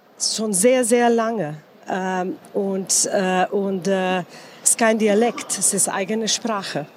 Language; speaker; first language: German; non-native, fluent; Slovenian